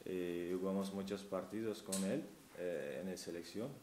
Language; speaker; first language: Spanish; non-native, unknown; Turkish